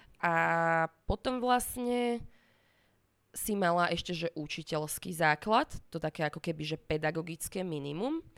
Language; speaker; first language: Slovak; native; Slovak